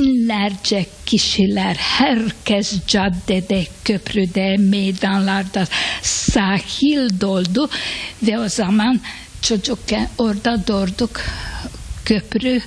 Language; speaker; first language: Turkish; early bilingual, other home language; Hungarian